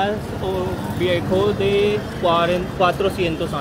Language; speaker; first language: Spanish; non-native, learner; Hindi